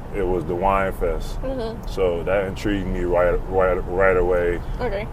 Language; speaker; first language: English; native; English